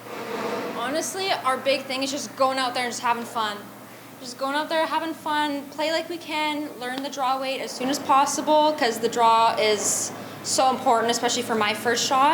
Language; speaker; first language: English; native; English